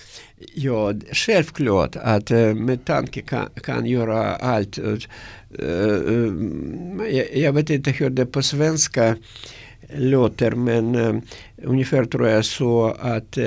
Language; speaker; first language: Swedish; non-native, learner; Russian